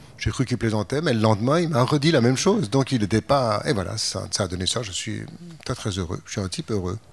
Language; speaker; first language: French; native; French